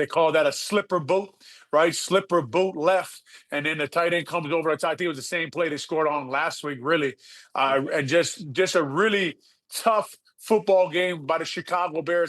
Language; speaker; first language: English; native; English